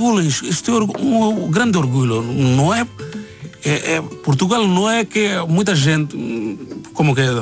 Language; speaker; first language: Portuguese; non-native, learner; Bangla